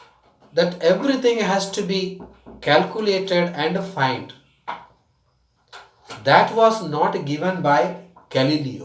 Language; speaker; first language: English; non-native, local second language; Tamil